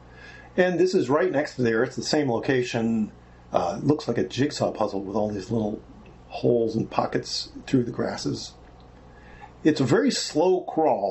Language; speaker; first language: English; native; English